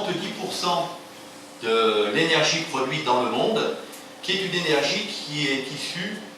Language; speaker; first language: French; native; French